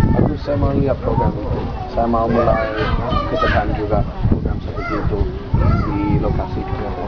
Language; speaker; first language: Indonesian; non-native, learner; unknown